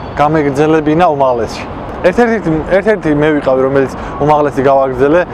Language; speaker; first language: Georgian; non-native, local second language; Azerbaijani